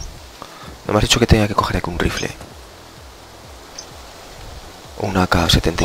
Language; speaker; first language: Spanish; native; Spanish